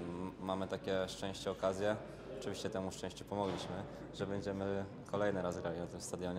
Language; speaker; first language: Polish; native; Polish